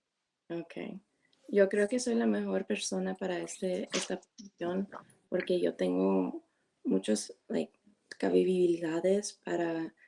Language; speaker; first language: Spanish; non-native, learner; English